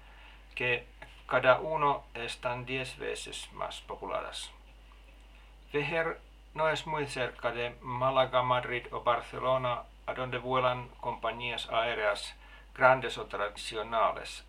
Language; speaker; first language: Spanish; non-native, learner; Finnish